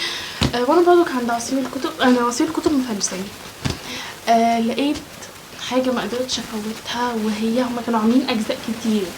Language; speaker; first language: Arabic; native; Arabic